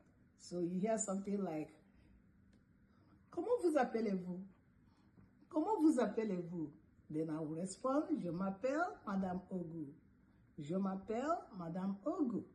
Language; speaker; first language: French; non-native, fluent; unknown